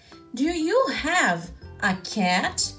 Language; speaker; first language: English; non-native, fluent; Portuguese